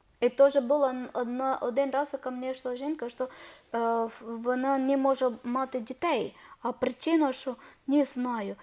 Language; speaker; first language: Ukrainian; non-native, learner; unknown